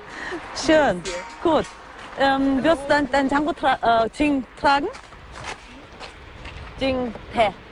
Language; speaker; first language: German; non-native, fluent; Korean